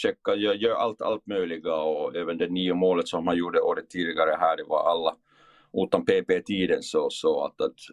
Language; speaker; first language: Swedish; non-native, fluent; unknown